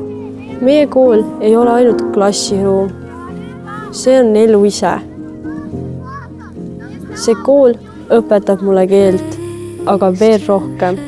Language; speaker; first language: Estonian; non-native, learner; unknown